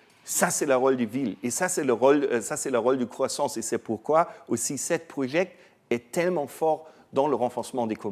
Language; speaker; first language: French; non-native, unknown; German